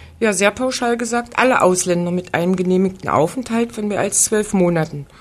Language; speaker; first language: German; native; German